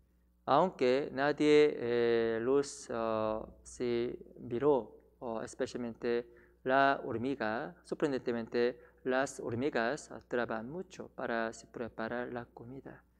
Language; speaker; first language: Spanish; non-native, learner; Korean